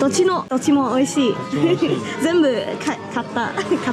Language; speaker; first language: Japanese; non-native, learner; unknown